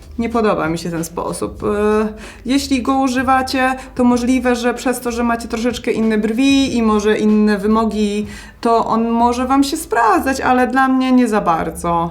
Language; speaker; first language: Polish; native; Polish